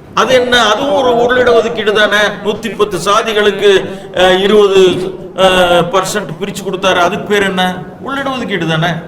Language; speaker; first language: Tamil; native; Tamil